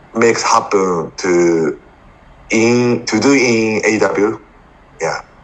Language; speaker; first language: English; non-native, learner; Japanese